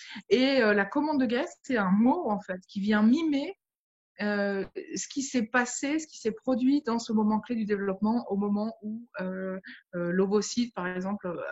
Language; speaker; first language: French; native; French